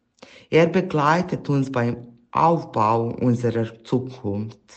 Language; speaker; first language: German; non-native, fluent; Serbian